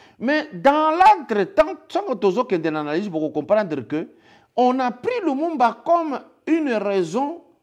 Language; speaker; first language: French; non-native, local second language; Lingala